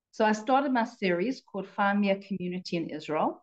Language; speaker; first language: English; native; English